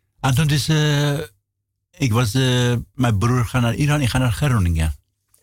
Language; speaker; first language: Dutch; non-native, learner; Persian